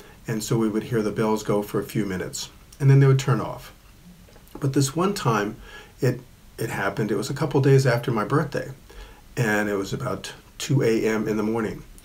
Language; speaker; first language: English; native; English